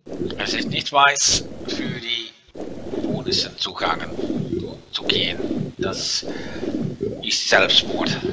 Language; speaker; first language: German; non-native, learner; Dutch